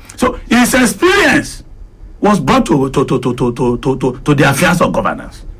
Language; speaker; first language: English; non-native, local second language; Yoruba